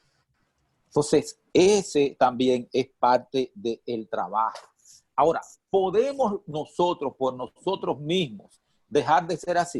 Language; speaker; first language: Spanish; native; Spanish